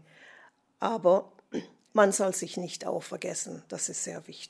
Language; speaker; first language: German; non-native, fluent; English